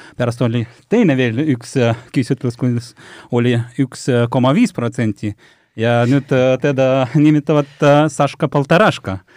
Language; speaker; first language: Estonian; non-native, local second language; Russian